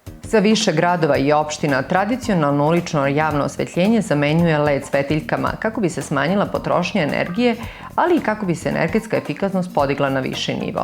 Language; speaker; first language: Serbian; native; Serbian